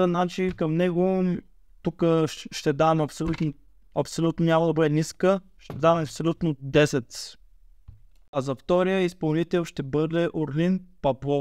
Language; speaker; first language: Bulgarian; native; Bulgarian